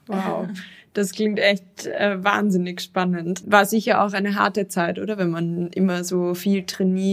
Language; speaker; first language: German; native; German